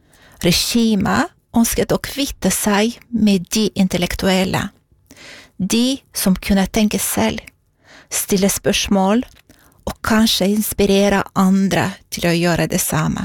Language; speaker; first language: Norwegian; non-native, fluent; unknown